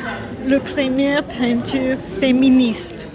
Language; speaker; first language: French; non-native, learner; English